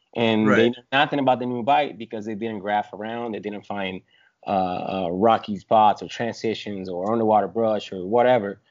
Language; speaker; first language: English; early bilingual, other home language; Spanish